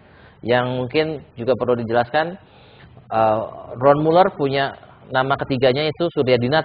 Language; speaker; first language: Indonesian; native; Indonesian